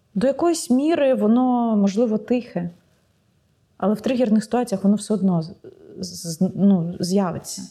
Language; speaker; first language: Ukrainian; non-native, local second language; Russian